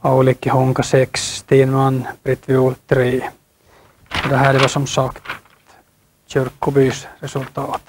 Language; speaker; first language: Swedish; native; Swedish